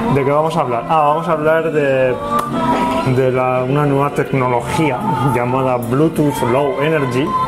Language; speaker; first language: Spanish; native; Spanish